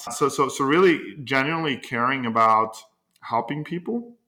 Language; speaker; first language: English; non-native, fluent; Norwegian